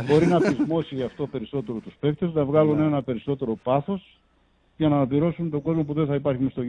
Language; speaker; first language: Greek; native; Greek